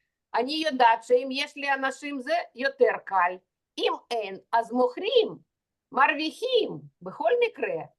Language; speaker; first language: Hebrew; non-native, fluent; Russian